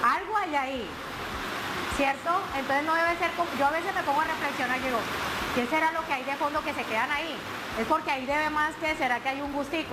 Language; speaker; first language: Spanish; native; Spanish